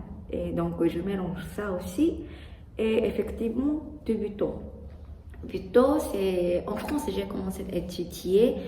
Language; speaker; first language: French; non-native, learner; Japanese